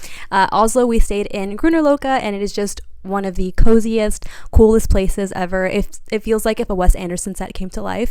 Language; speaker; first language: English; native; English